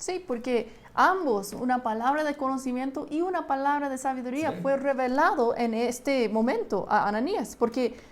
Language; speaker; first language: Spanish; non-native, fluent; English